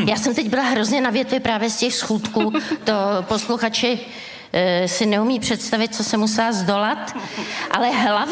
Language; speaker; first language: Czech; native; Czech